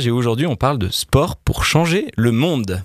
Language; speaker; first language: French; native; French